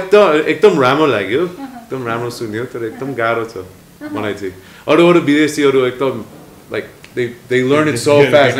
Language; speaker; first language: Nepali; non-native, learner; English